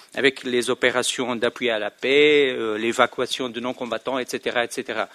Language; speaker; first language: French; non-native, fluent; Portuguese